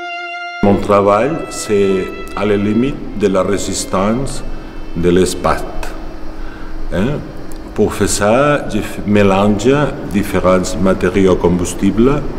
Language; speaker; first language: French; non-native, learner; Catalan